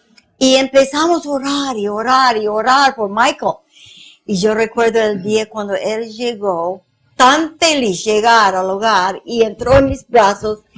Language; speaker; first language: Spanish; non-native, fluent; English